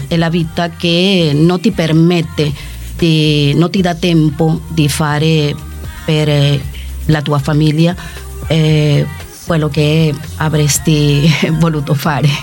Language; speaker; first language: Italian; non-native, fluent; Spanish